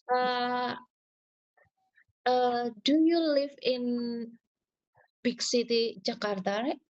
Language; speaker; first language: English; non-native, learner; Indonesian